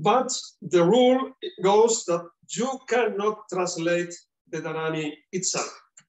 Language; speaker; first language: English; non-native, fluent; Spanish